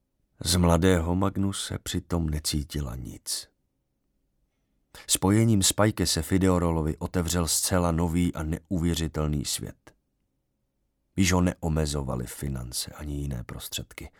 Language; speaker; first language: Czech; native; Czech